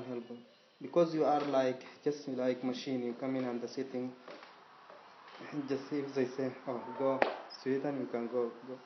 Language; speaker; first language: English; non-native, learner; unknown